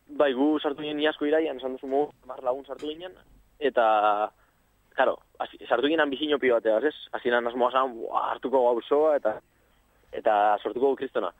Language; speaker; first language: Basque; non-native, local second language; Spanish